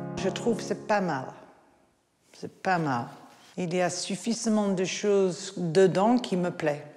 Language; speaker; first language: French; non-native, fluent; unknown